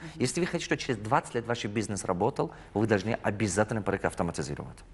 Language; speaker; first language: Russian; non-native, fluent; Tajik